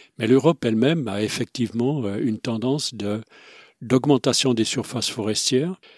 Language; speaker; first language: French; non-native, local second language; Swiss German